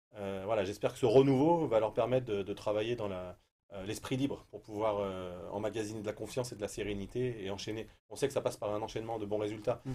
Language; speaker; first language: French; native; French